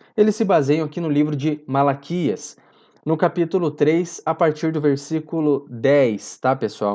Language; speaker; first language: Portuguese; native; Portuguese